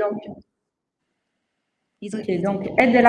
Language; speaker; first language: French; native; French